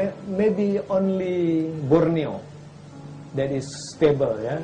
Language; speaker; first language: English; non-native, fluent; Indonesian